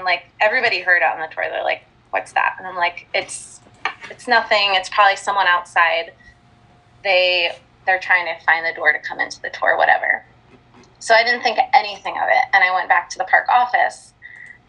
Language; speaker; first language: English; native; English